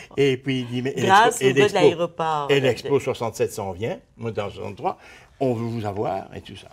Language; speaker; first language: French; native; French